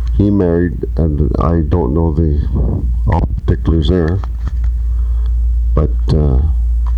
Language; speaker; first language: English; native; English